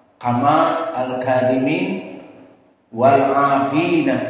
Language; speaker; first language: Arabic; non-native, learner; Indonesian